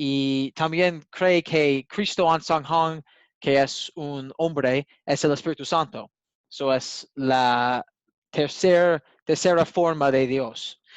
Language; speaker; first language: Spanish; non-native, learner; English